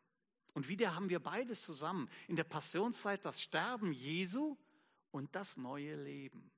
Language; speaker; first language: German; native; German